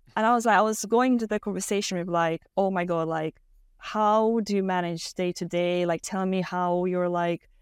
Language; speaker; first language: English; non-native, fluent; Romanian